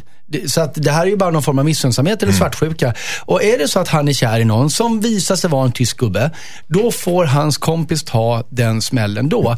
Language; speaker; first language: Swedish; native; Swedish